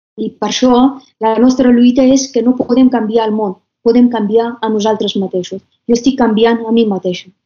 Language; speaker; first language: Catalan; non-native, fluent; Persian